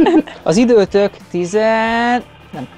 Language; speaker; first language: Hungarian; native; Hungarian